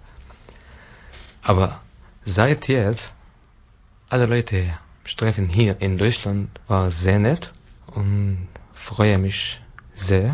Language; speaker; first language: German; non-native, learner; Arabic